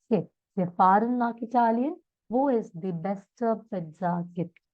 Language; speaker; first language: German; non-native, fluent; Malayalam